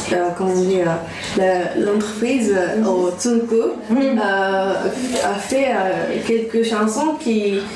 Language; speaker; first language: French; non-native, learner; Japanese